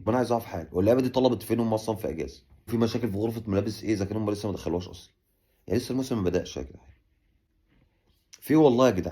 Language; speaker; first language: Arabic; native; Arabic